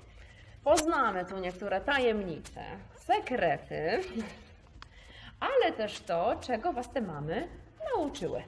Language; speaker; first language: Polish; native; Polish